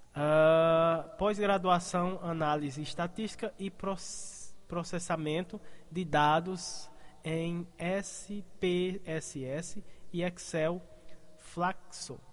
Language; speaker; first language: Portuguese; native; Portuguese